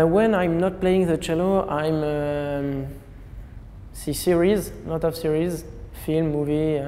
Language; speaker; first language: English; non-native, learner; French